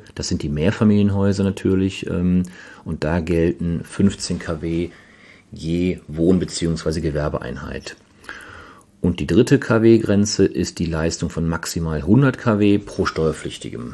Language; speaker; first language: German; native; German